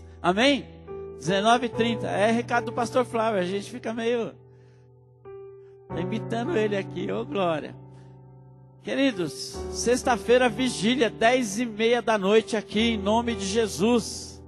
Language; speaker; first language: Portuguese; native; Portuguese